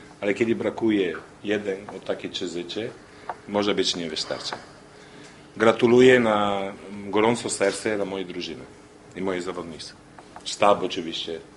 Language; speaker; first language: Polish; non-native, learner; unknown